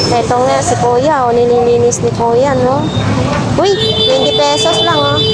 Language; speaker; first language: Filipino; non-native, local second language; Masbatenyo